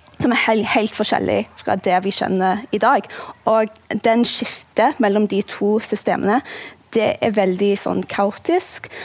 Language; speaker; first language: Norwegian; non-native, fluent; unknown